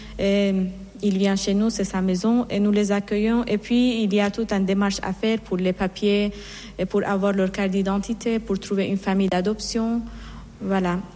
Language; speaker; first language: French; non-native, fluent; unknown